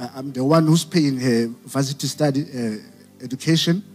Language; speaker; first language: English; non-native, local second language; Southern Sotho